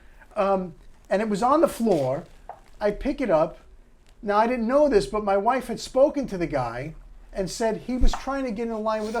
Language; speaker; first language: English; native; English